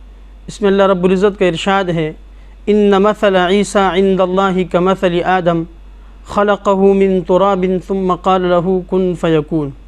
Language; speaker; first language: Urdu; native; Urdu